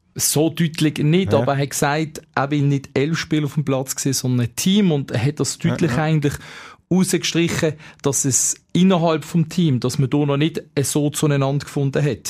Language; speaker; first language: German; native; German